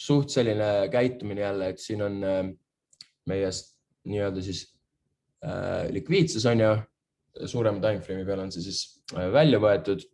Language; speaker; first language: Estonian; native; Estonian